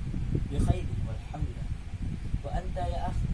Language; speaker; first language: Arabic; non-native, learner; Indonesian